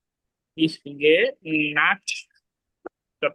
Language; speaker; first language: German; non-native, learner; Bangla